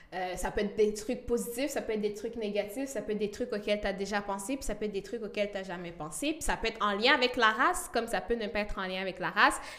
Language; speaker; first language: French; early bilingual, other home language; Rundi